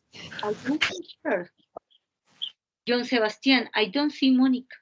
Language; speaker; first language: English; non-native, fluent; Spanish